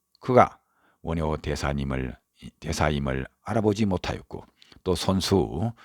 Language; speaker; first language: Korean; native; Korean